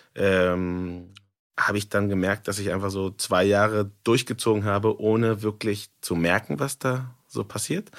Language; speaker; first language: German; non-native, fluent; Spanish